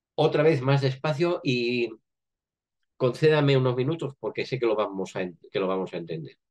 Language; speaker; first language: Spanish; native; Spanish